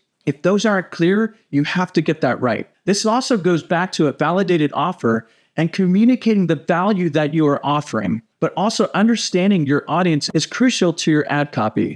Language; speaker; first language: English; native; English